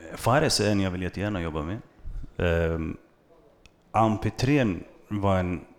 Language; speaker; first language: Swedish; early bilingual, other home language; Kurdish